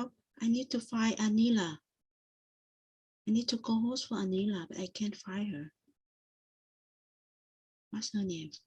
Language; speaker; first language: English; non-native, fluent; Vietnamese